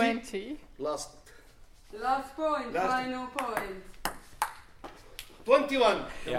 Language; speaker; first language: English; non-native, fluent; Dutch